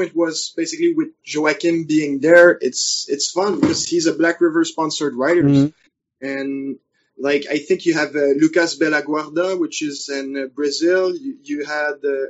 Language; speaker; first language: English; non-native, fluent; French